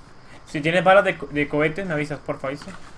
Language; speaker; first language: Spanish; native; Spanish